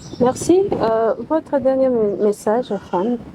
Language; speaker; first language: French; non-native, local second language; Swahili